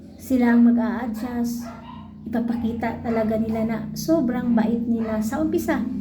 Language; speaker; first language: Filipino; native; Filipino